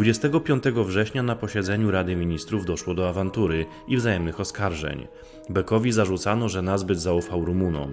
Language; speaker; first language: Polish; native; Polish